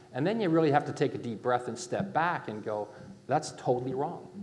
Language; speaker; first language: English; native; English